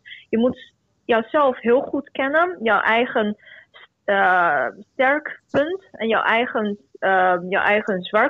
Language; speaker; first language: Dutch; non-native, fluent; Chinese